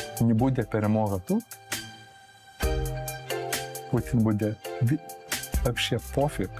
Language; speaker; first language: Ukrainian; non-native, learner; Lithuanian